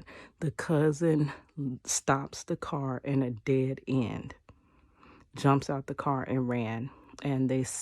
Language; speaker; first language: English; native; English